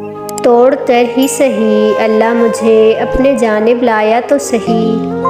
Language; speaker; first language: Urdu; native; Urdu